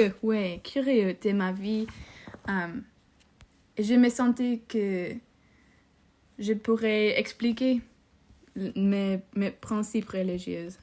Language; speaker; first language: French; non-native, learner; English